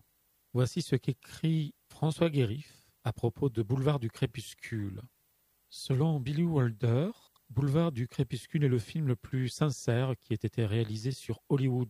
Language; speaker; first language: French; native; French